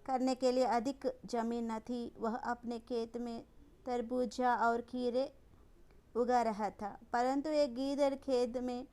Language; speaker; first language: Hindi; non-native, local second language; Telugu